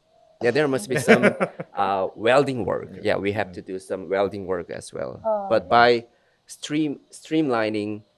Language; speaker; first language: English; non-native, fluent; Korean